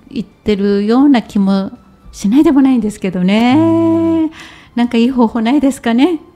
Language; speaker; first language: Japanese; native; Japanese